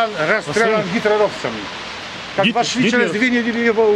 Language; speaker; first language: Russian; non-native, learner; Polish